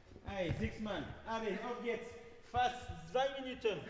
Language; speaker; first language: German; non-native, learner; French